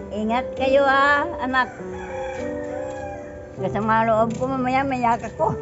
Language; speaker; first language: Filipino; non-native, local second language; Hiligaynon